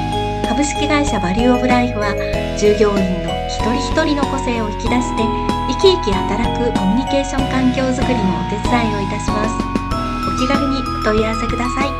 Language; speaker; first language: Japanese; native; Japanese